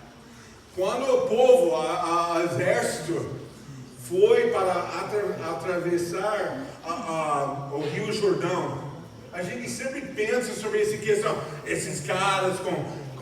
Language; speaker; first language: Portuguese; non-native, fluent; English